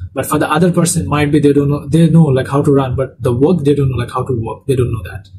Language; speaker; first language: English; non-native, local second language; Bangla